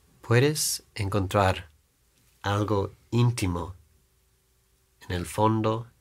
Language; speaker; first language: Spanish; non-native, fluent; English